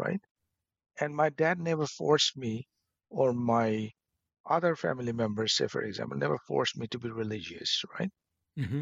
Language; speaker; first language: English; non-native, local second language; Bangla